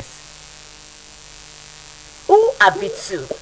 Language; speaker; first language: French; non-native, fluent; Yoruba